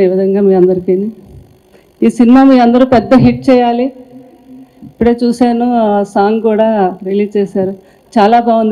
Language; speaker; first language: Telugu; native; Telugu